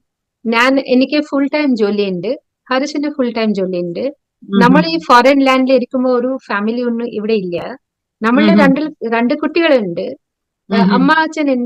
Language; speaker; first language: Malayalam; non-native, local second language; Odia